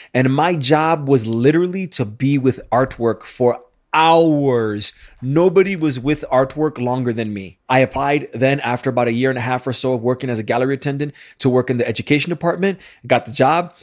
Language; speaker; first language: English; native; English